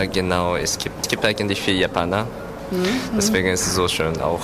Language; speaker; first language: German; non-native, learner; Japanese